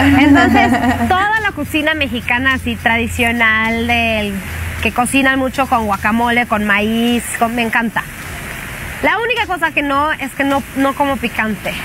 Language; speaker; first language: Spanish; non-native, fluent; Swedish